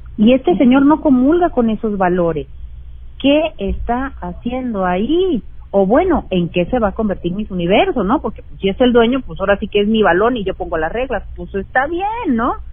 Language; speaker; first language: Spanish; native; Spanish